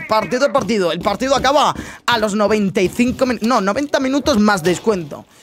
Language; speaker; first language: Spanish; native; Spanish